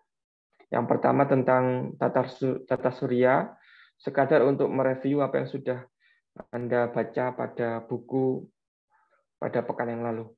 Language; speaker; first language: Indonesian; native; Indonesian